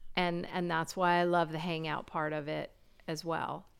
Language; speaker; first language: English; native; English